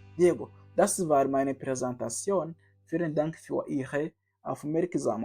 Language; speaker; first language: German; non-native, fluent; Kinyarwanda